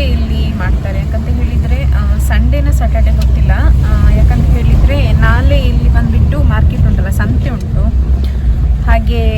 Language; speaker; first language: Kannada; native; Kannada